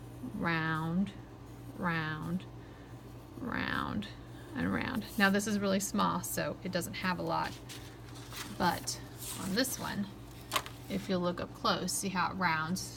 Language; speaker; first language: English; native; English